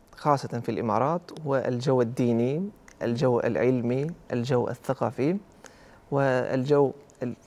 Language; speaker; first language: Arabic; non-native, fluent; Albanian